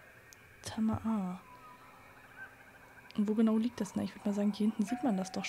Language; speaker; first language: German; native; German